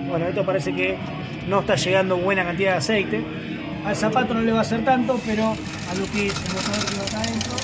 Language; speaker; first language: Spanish; native; Spanish